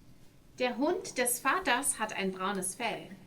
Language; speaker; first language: German; non-native, fluent; English